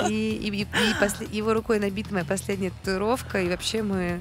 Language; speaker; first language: Russian; native; Russian